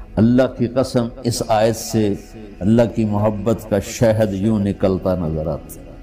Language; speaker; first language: Urdu; non-native, local second language; Punjabi